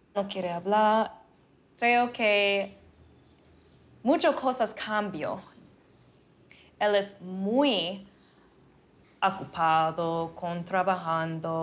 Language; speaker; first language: Spanish; non-native, learner; English